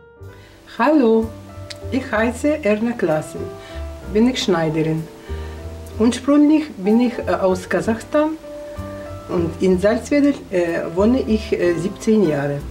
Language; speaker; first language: German; early bilingual, other home language; Russian